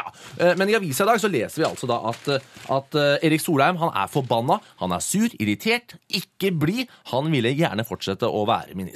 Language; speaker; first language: Norwegian; native; Norwegian